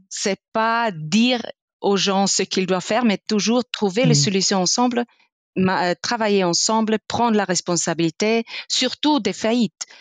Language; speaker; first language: French; non-native, fluent; Italian